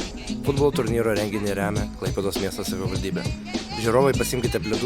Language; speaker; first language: Lithuanian; native; Lithuanian